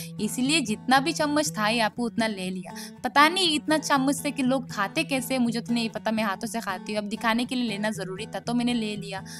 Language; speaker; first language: Hindi; non-native, local second language; Bangla